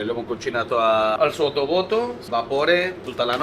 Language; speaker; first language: Italian; non-native, learner; Spanish